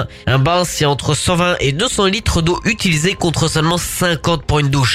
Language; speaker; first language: French; native; French